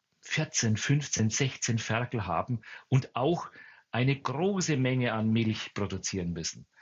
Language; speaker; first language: German; native; German